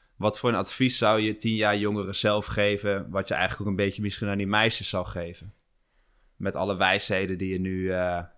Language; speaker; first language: Dutch; native; Dutch